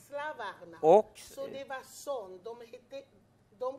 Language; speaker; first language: Swedish; non-native, fluent; French